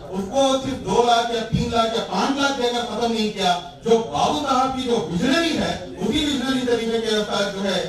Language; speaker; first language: Hindi; non-native, local second language; Urdu